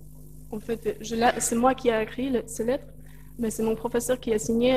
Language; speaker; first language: French; non-native, learner; Polish